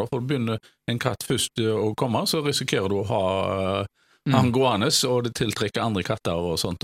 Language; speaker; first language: Norwegian; native; Norwegian